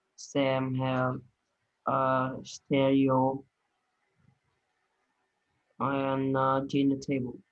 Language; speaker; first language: English; non-native, learner; Vietnamese